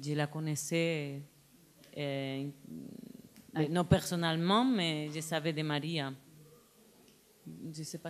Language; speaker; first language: French; non-native, learner; Spanish